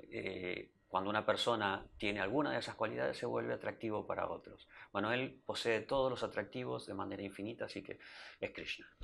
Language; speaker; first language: Spanish; native; Spanish